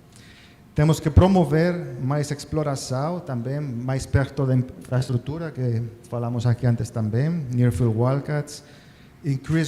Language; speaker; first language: Portuguese; non-native, fluent; Spanish